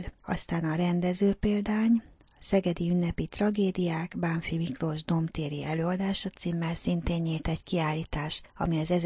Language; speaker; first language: Hungarian; native; Hungarian